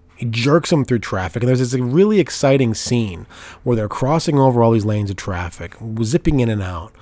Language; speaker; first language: English; native; English